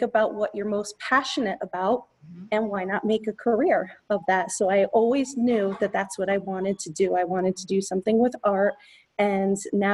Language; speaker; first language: English; native; English